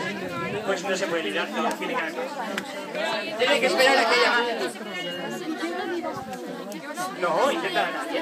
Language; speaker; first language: Spanish; native; Spanish